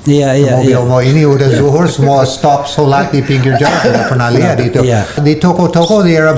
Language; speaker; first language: Indonesian; non-native, learner; English